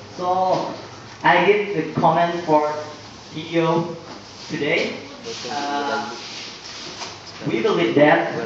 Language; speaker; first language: English; non-native, learner; Indonesian